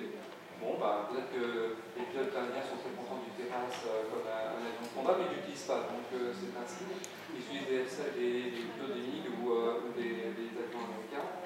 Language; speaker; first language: French; native; French